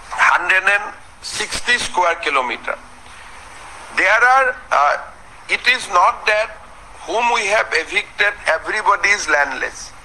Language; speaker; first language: English; non-native, local second language; Assamese